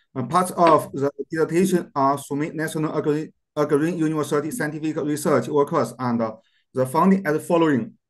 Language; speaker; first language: English; non-native, learner; Chinese